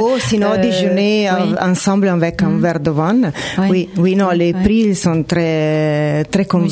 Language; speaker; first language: French; non-native, fluent; Italian